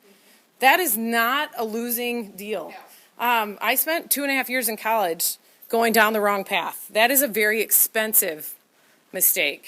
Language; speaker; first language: English; native; English